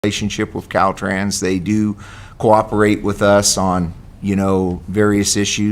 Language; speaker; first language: English; native; English